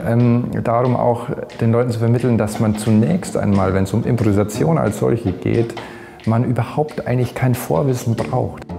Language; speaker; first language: German; native; German